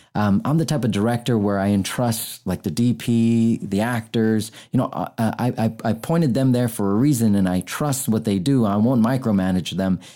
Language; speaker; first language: English; native; English